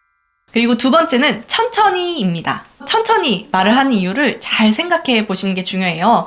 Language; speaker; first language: Korean; native; Korean